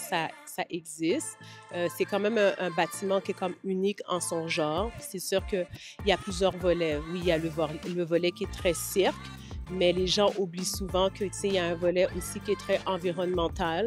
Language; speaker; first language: French; native; French